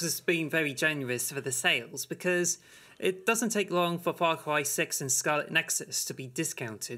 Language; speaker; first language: English; native; English